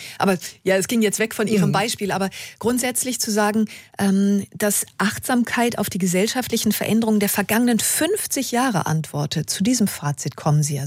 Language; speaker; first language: German; native; German